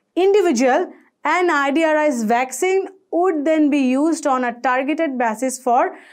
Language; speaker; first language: English; non-native, local second language; Bangla